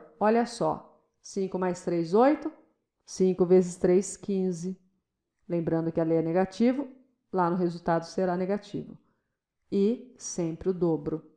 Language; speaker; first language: Portuguese; native; Portuguese